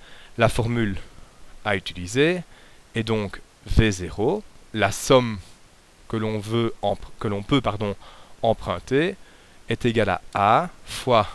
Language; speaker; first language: French; native; French